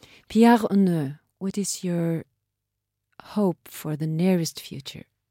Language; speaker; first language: English; non-native, fluent; Norwegian